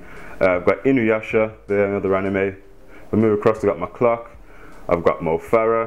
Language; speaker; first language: English; native; English